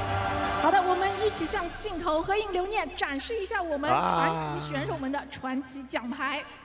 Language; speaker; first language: Chinese; native; Chinese